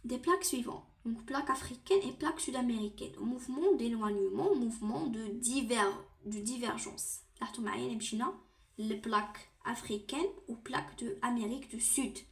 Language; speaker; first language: French; non-native, local second language; Arabic